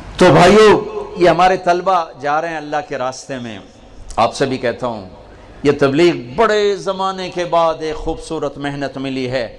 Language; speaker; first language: Urdu; non-native, local second language; Punjabi